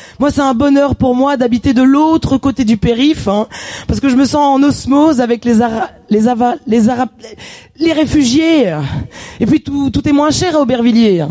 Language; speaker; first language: French; native; French